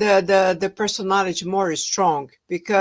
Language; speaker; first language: English; non-native, fluent; Portuguese